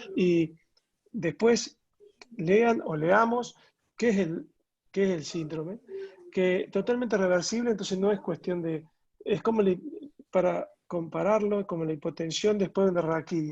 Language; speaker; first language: Spanish; native; Spanish